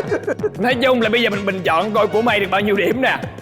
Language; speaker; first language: Vietnamese; native; Vietnamese